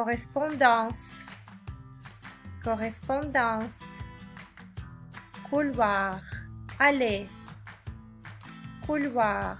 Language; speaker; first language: French; non-native, fluent; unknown